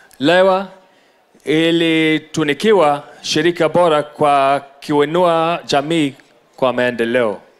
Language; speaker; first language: Swahili; non-native, local second language; English